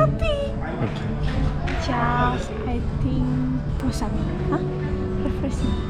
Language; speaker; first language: English; non-native, learner; Indonesian